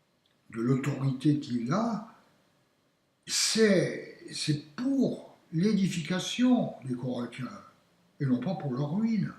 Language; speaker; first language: French; native; French